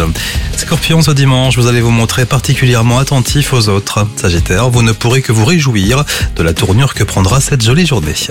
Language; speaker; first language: French; native; French